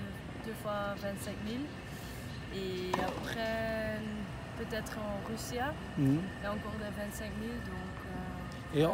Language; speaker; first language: French; non-native, learner; Dutch